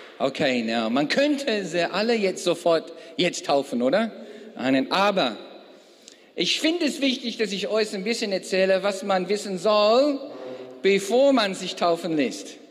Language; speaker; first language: German; non-native, fluent; English